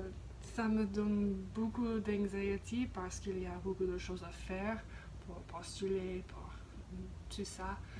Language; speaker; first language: French; non-native, fluent; English